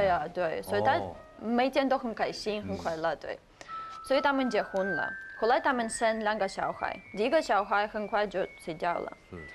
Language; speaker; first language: Chinese; non-native, learner; English